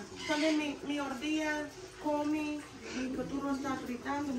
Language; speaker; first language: Spanish; non-native, learner; English